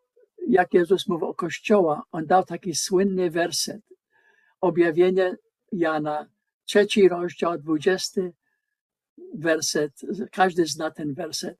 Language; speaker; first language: Polish; non-native, learner; English